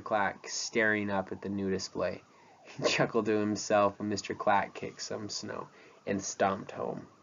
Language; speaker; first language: English; native; English